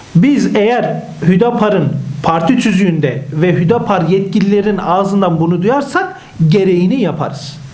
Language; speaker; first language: Turkish; native; Turkish